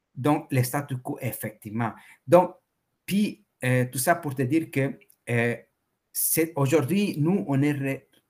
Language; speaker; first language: French; non-native, fluent; Spanish